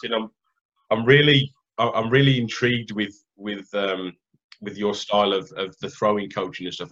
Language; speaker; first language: English; native; English